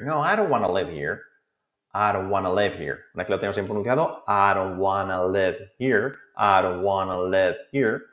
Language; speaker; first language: English; non-native, fluent; Spanish